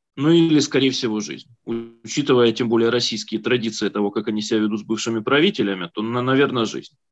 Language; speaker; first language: Russian; native; Russian